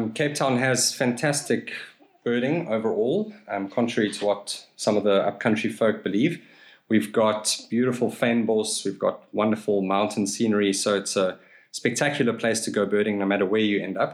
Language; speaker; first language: English; native; English